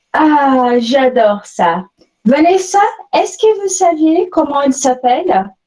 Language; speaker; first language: French; non-native, fluent; Portuguese